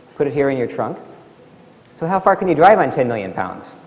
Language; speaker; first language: English; native; English